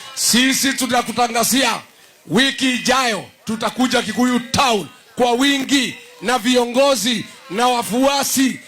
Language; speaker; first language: Swahili; non-native, local second language; Kikuyu